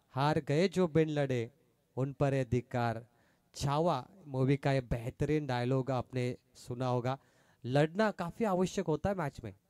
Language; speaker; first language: Hindi; non-native, local second language; Marathi